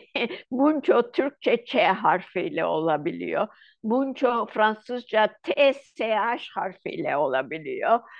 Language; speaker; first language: Turkish; non-native, local second language; Ladino